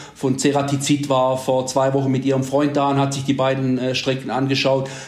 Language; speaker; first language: German; native; German